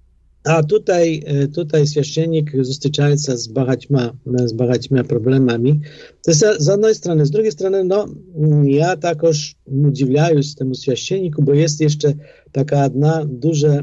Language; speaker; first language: Polish; non-native, fluent; Ukrainian